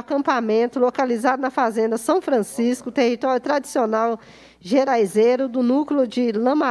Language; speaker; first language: Portuguese; native; Portuguese